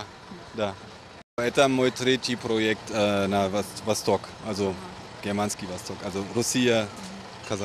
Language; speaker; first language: Russian; non-native, learner; German